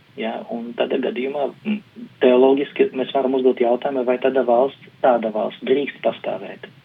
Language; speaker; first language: Latvian; non-native, local second language; Russian